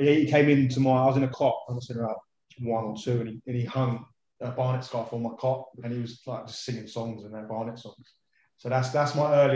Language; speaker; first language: English; native; English